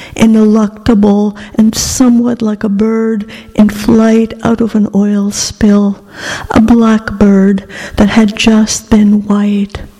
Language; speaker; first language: English; non-native, fluent; Greek